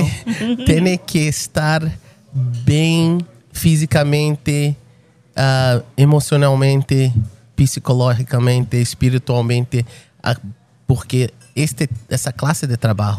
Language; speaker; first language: Spanish; non-native, fluent; Portuguese